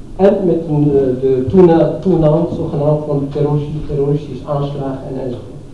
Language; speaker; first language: Dutch; non-native, fluent; Arabic